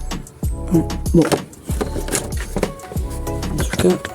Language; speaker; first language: French; native; French